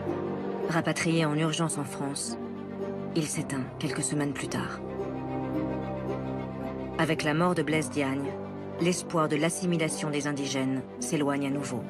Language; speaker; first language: French; native; French